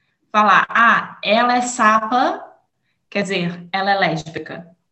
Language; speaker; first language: Portuguese; native; Portuguese